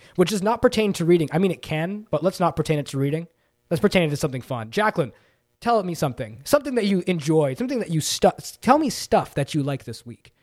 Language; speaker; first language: English; native; English